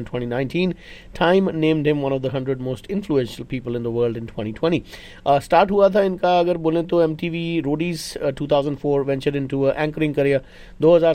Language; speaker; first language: Hindi; native; Hindi